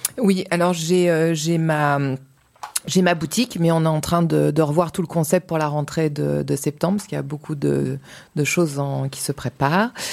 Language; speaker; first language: French; native; French